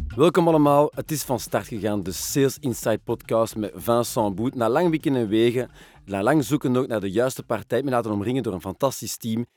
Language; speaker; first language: Dutch; non-native, local second language; French